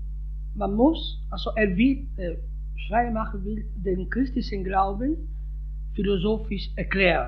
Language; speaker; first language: German; non-native, fluent; Italian